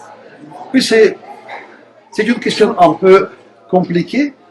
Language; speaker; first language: French; non-native, fluent; Russian